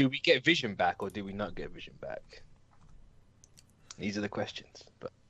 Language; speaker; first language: English; native; English